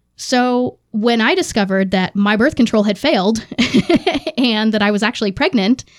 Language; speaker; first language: English; native; English